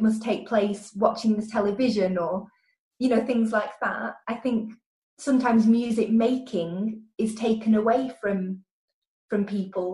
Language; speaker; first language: English; native; English